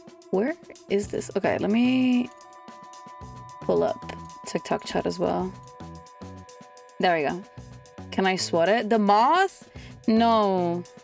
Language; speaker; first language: English; non-native, fluent; Italian